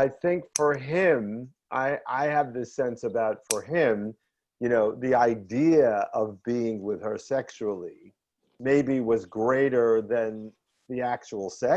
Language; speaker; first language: English; native; English